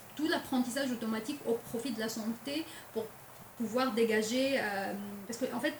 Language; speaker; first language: French; non-native, local second language; Arabic